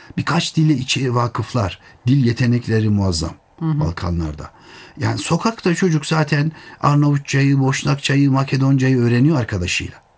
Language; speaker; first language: Turkish; native; Turkish